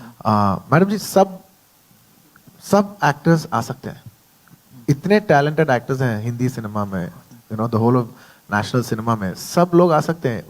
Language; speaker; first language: Hindi; non-native, local second language; Telugu